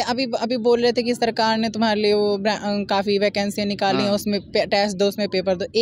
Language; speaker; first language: Hindi; native; Hindi